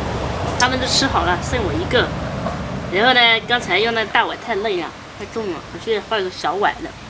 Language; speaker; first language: Chinese; native; Chinese